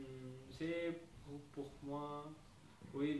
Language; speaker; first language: French; non-native, learner; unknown